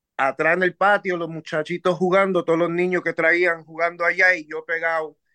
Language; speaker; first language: Spanish; early bilingual, heritage; Spanish